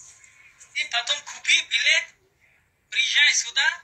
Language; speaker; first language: Russian; non-native, learner; Uzbek